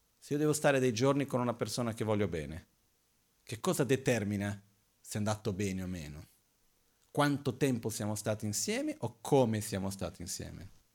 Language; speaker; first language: Italian; non-native, fluent; Portuguese